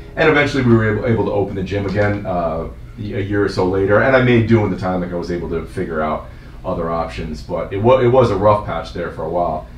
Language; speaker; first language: English; native; English